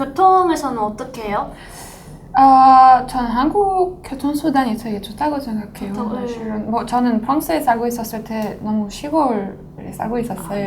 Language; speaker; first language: Korean; non-native, fluent; French